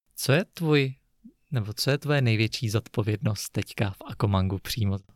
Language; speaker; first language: Czech; native; Czech